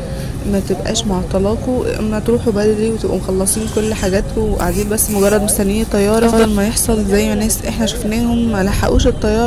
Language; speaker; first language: Arabic; native; Arabic